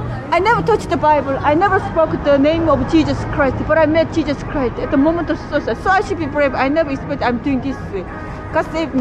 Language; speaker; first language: English; non-native, learner; Korean